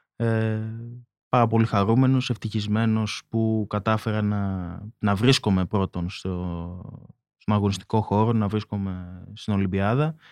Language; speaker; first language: Greek; native; Greek